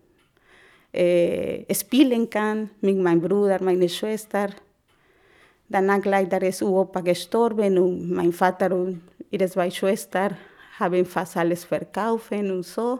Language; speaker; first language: German; non-native, learner; Spanish